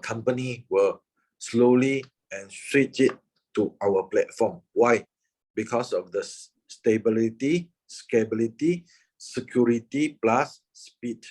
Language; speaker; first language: English; non-native, fluent; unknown